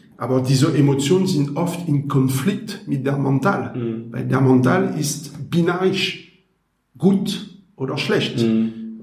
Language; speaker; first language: German; non-native, learner; French